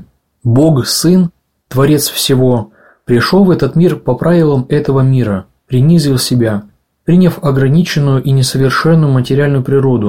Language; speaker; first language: Russian; native; Russian